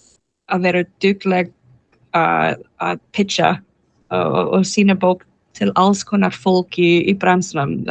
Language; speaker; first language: Icelandic; non-native, learner; English